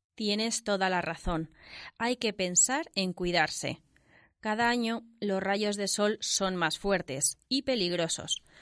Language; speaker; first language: Spanish; native; Spanish